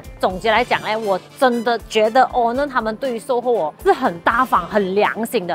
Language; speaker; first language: Chinese; native; Chinese